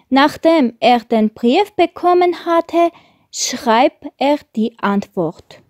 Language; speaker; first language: German; non-native, fluent; Armenian